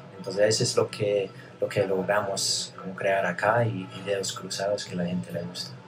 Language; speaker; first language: Spanish; non-native, fluent; English